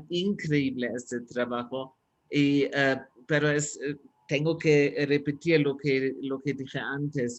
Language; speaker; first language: Spanish; non-native, fluent; German